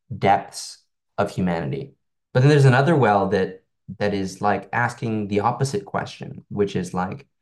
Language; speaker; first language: English; non-native, local second language; Cantonese